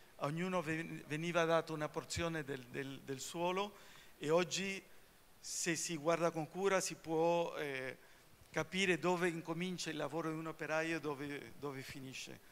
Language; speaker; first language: Italian; early bilingual, heritage; Spanish